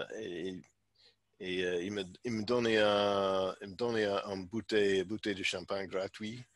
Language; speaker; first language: French; non-native, learner; English